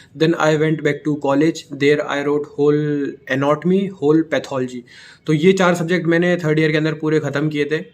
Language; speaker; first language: Hindi; native; Hindi